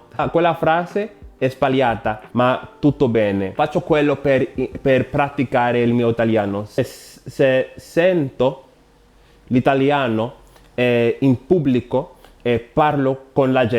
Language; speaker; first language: Italian; non-native, learner; Spanish